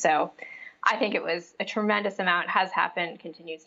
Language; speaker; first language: English; native; English